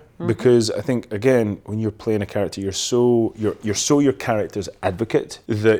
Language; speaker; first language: English; native; English